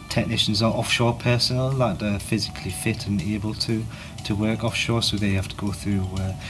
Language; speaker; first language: English; native; English